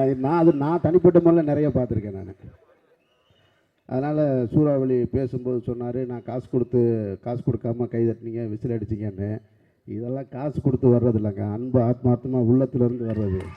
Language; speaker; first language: Tamil; native; Tamil